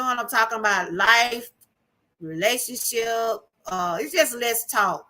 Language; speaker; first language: English; native; English